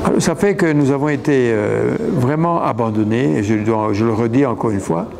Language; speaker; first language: French; non-native, local second language; Rundi